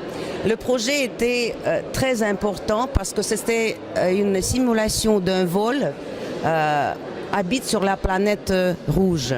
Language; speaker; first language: French; non-native, fluent; Russian